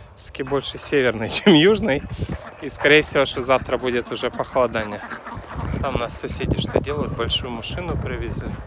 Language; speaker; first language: Russian; native; Russian